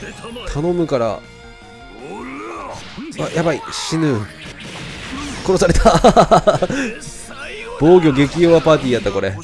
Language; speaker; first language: Japanese; native; Japanese